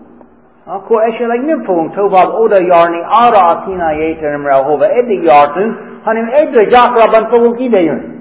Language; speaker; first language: Hungarian; non-native, fluent; English